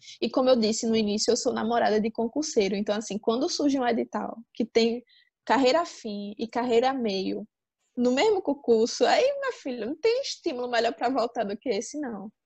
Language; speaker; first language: Portuguese; native; Portuguese